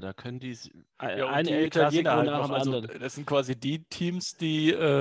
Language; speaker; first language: German; native; German